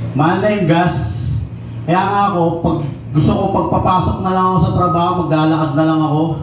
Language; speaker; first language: Filipino; native; Filipino